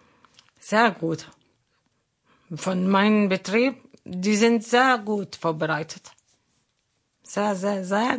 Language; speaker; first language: German; non-native, learner; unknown